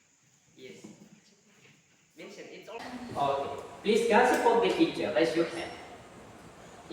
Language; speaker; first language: English; non-native, learner; Indonesian